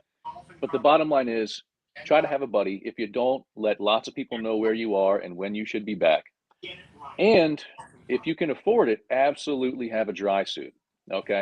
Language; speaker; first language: English; native; English